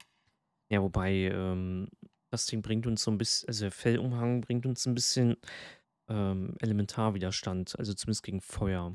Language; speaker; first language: German; native; German